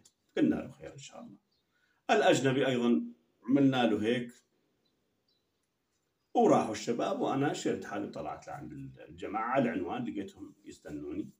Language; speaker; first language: Arabic; native; Arabic